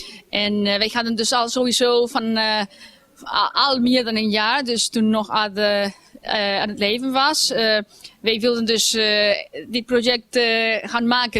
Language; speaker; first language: Dutch; non-native, fluent; Spanish